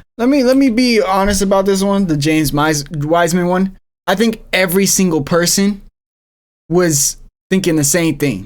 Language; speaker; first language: English; native; English